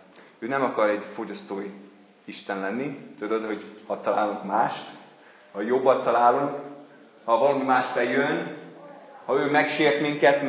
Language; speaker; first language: Hungarian; non-native, fluent; English